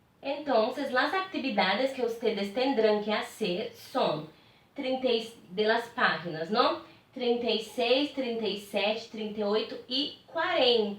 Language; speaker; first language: Spanish; non-native, fluent; Portuguese